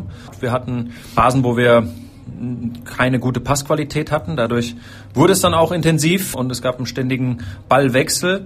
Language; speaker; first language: German; native; German